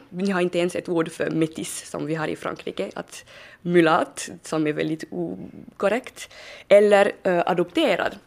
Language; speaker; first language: Swedish; non-native, fluent; French